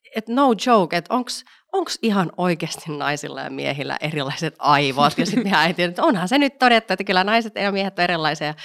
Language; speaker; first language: Finnish; native; Finnish